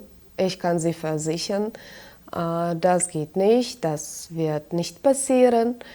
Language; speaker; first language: German; non-native, fluent; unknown